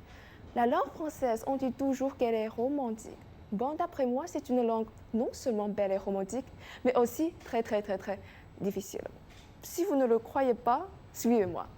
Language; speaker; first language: French; non-native, fluent; Chinese